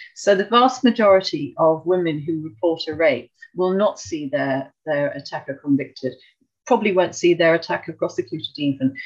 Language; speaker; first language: English; native; English